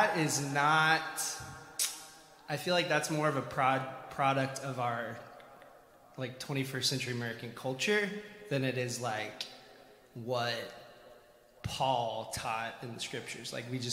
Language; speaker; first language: English; native; English